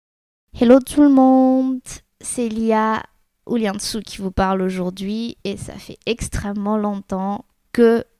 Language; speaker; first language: French; native; French